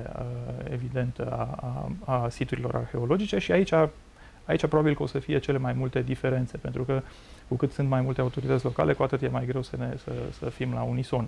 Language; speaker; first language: Romanian; native; Romanian